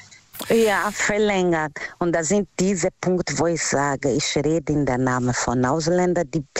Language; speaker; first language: German; non-native, learner; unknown